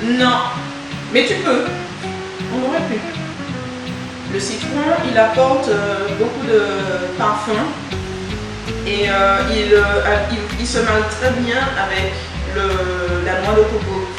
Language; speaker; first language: French; native; French